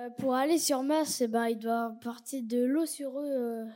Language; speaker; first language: French; native; French